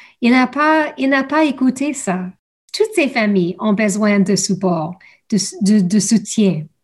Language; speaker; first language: French; non-native, learner; English